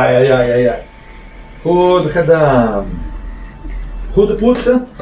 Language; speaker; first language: Dutch; non-native, learner; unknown